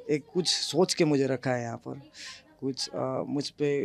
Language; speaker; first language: Hindi; non-native, local second language; Nepali